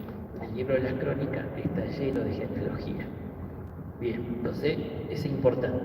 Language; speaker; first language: Spanish; native; Spanish